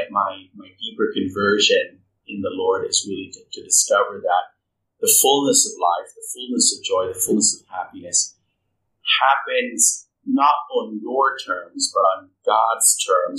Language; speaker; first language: English; non-native, local second language; Filipino